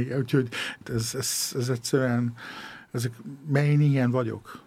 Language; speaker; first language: Hungarian; early bilingual, heritage; Hungarian